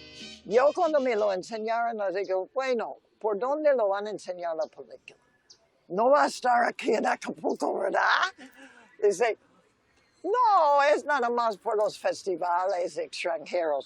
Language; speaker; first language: Spanish; early bilingual, other home language; English